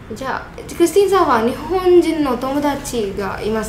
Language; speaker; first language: Japanese; non-native, learner; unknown